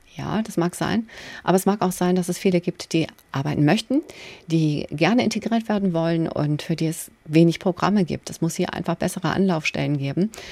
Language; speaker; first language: German; native; German